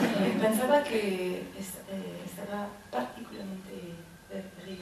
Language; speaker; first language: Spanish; non-native, learner; French